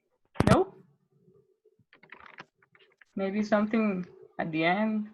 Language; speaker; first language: English; non-native, learner; Spanish